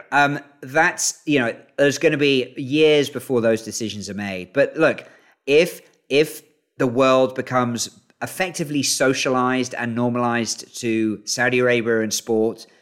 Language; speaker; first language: English; native; English